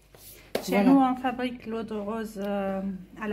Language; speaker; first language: French; non-native, local second language; Arabic